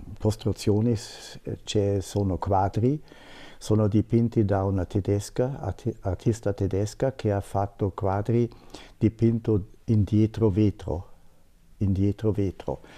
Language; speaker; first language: Italian; non-native, fluent; German